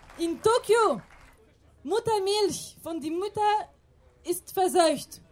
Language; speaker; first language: German; non-native, fluent; French